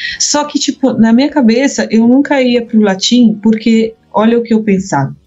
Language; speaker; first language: Portuguese; early bilingual, heritage; Portuguese